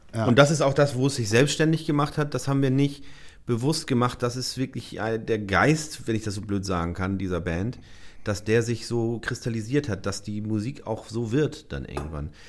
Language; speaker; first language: German; native; German